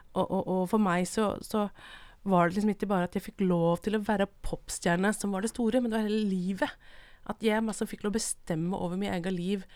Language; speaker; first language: Norwegian; non-native, local second language; Vietnamese